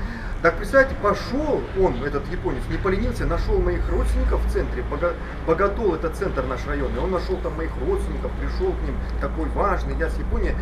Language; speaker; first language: Russian; native; Russian